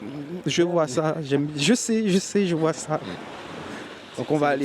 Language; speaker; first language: French; native; French